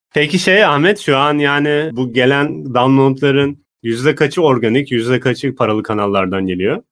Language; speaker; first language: Turkish; native; Turkish